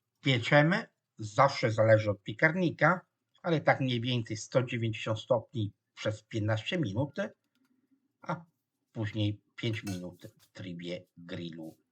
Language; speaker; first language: Polish; non-native, fluent; Italian